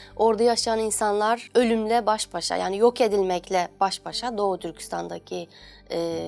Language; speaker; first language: Turkish; non-native, fluent; Chinese